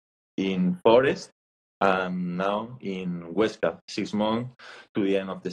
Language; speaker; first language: English; non-native, learner; Spanish